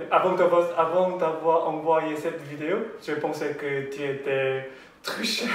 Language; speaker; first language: French; non-native, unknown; Korean